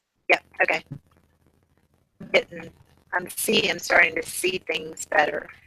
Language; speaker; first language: English; native; English